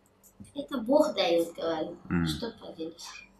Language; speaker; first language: Russian; non-native, learner; Tajik